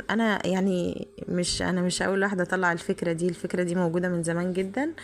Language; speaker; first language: Arabic; native; Arabic